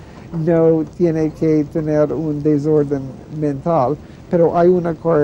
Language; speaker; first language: Spanish; non-native, fluent; English